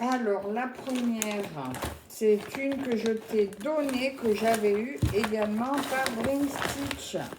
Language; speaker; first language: French; native; French